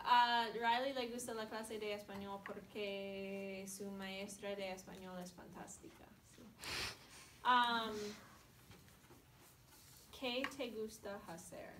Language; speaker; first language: Spanish; non-native, fluent; English